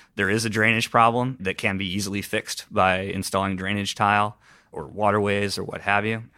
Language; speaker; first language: English; native; English